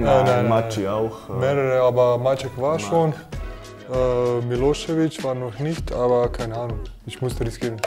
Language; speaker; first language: German; non-native, learner; Croatian